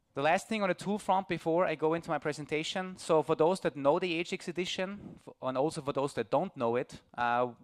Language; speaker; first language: English; non-native, fluent; German